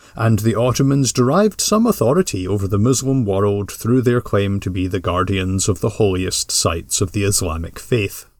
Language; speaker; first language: English; native; English